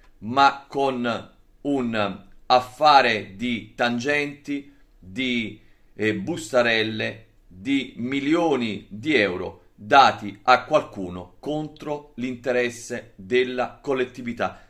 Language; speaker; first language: Italian; native; Italian